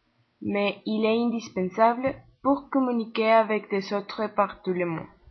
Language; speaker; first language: French; non-native, learner; Spanish